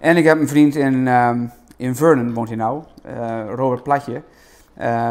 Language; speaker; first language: Dutch; native; Dutch